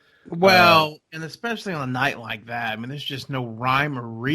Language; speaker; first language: English; native; English